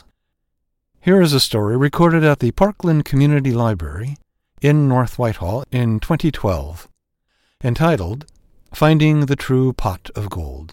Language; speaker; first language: English; native; English